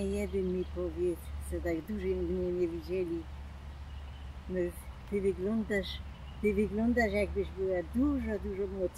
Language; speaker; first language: Polish; non-native, local second language; German